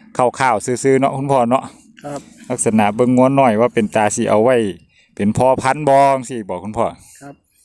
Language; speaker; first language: Thai; native; Thai